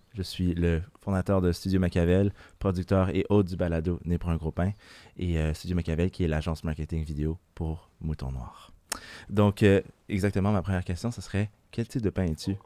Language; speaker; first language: French; native; French